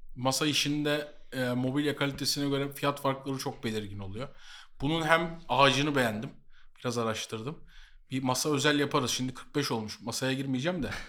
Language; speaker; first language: Turkish; native; Turkish